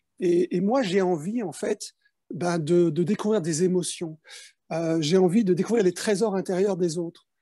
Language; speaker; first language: French; early bilingual, other home language; Spanish